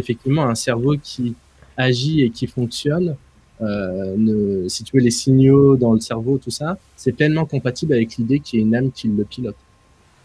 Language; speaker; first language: French; native; French